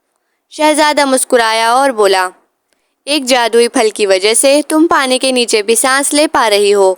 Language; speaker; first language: Urdu; native; Urdu